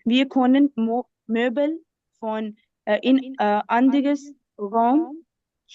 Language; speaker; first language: German; non-native, learner; Urdu